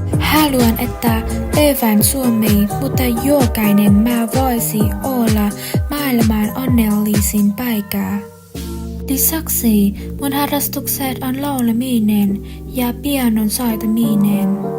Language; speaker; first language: Finnish; non-native, learner; Vietnamese